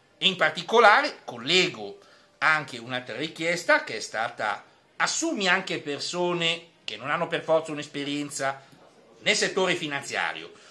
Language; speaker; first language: Italian; non-native, fluent; French